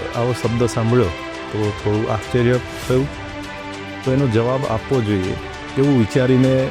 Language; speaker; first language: Gujarati; non-native, local second language; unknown